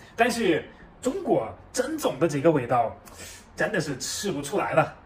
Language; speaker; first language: Chinese; non-native, fluent; German